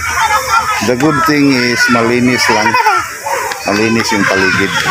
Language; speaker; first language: Filipino; non-native, local second language; Cebuano